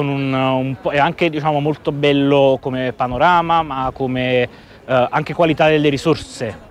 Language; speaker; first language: Italian; native; Italian